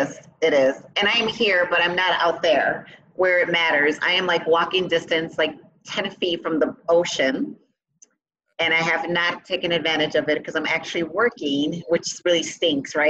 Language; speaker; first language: English; early bilingual, other home language; Spanish